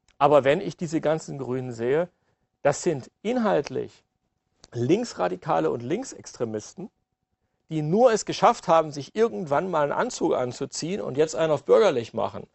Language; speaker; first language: German; native; German